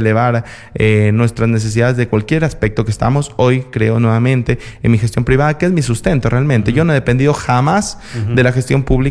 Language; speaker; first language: Spanish; native; Spanish